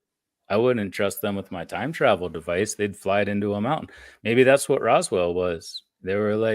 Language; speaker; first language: English; native; English